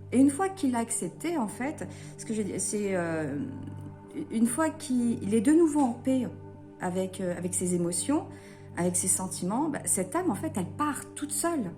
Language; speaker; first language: French; native; French